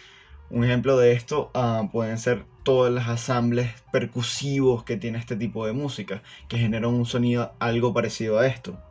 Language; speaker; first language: Spanish; native; Spanish